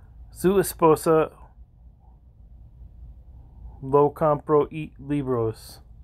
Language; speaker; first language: Spanish; non-native, learner; English